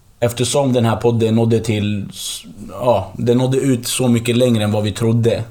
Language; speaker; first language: Swedish; early bilingual, other home language; Kurdish